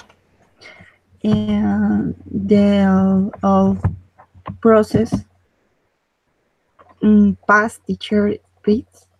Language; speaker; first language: English; non-native, learner; Spanish